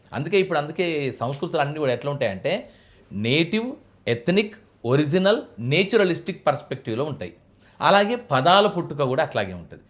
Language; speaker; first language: Telugu; native; Telugu